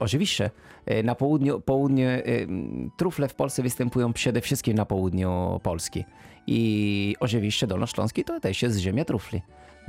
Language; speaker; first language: Polish; non-native, fluent; Italian